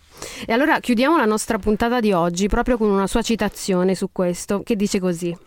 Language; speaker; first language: Italian; native; Italian